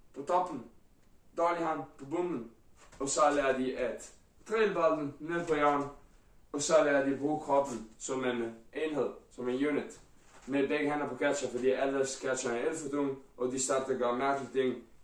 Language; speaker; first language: Danish; non-native, fluent; Spanish